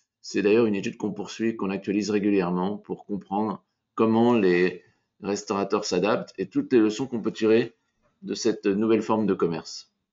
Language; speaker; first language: French; native; French